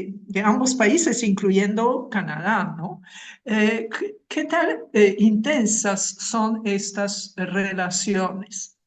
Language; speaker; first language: Spanish; non-native, fluent; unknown